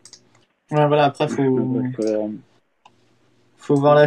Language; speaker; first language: French; native; French